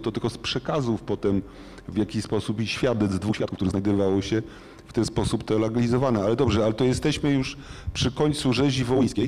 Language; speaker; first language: Polish; native; Polish